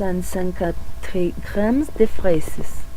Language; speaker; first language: French; non-native, learner; Spanish